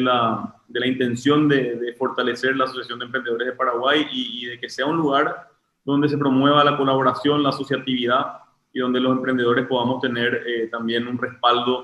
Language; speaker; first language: Spanish; native; Spanish